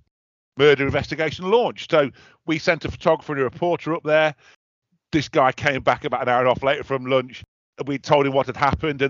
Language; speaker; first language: English; native; English